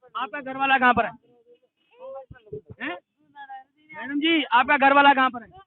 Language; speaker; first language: Hindi; non-native, local second language; Punjabi